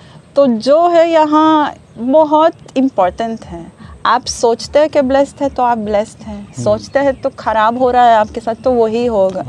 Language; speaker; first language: Hindi; non-native, learner; Hebrew